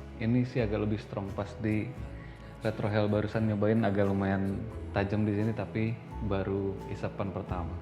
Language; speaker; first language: Indonesian; native; Indonesian